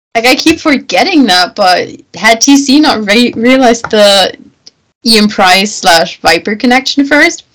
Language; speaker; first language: English; non-native, fluent; German